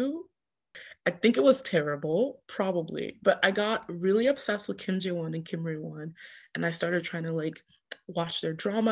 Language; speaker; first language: English; early bilingual, other home language; French